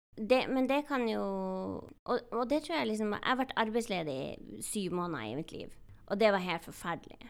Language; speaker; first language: Norwegian; native; Norwegian